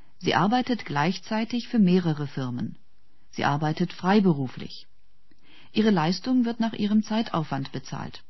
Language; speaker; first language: German; native; German